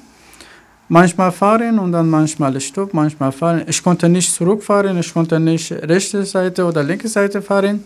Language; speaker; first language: German; non-native, learner; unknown